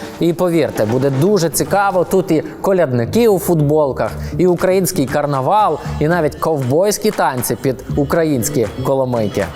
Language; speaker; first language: Ukrainian; native; Ukrainian